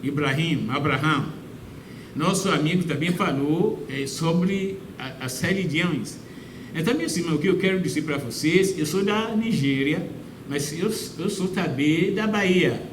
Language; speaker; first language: Portuguese; non-native, fluent; Yoruba